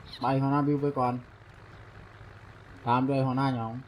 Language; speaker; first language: Thai; native; Thai